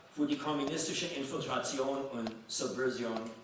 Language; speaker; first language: German; non-native, fluent; English